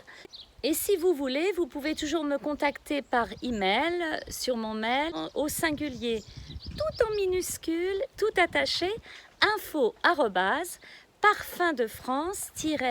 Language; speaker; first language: French; native; French